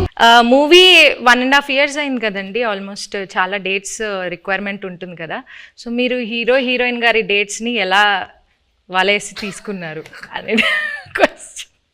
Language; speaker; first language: Telugu; native; Telugu